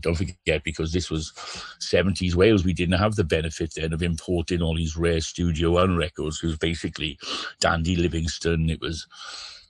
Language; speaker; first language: English; native; English